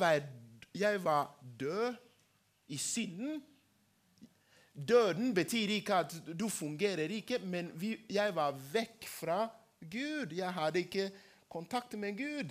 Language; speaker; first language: Swedish; non-native, learner; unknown